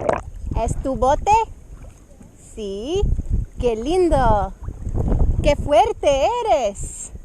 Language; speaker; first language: Spanish; non-native, learner; English